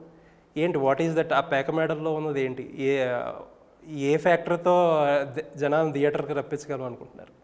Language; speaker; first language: Telugu; native; Telugu